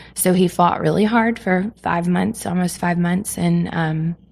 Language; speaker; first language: English; native; English